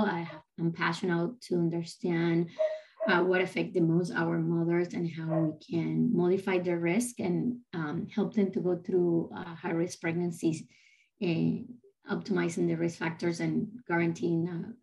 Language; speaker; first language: English; non-native, fluent; Spanish